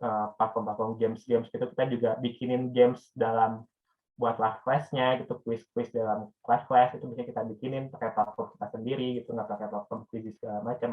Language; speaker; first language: Indonesian; native; Indonesian